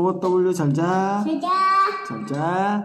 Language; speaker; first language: Korean; native; Korean